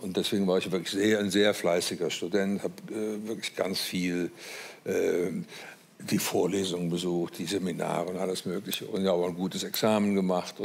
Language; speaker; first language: German; native; German